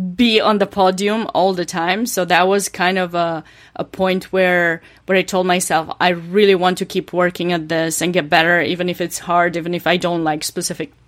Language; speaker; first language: English; non-native, fluent; Romanian